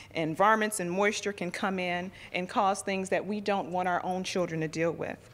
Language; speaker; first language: English; native; English